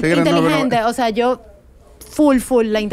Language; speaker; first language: Spanish; native; Spanish